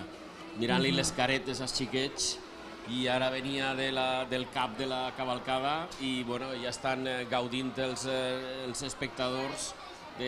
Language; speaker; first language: Catalan; native; Catalan